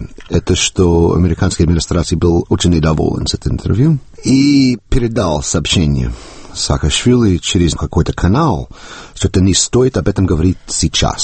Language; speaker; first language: Russian; non-native, fluent; English